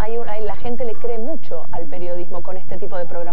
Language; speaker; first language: Spanish; native; Spanish